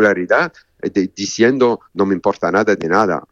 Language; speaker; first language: Spanish; non-native, learner; French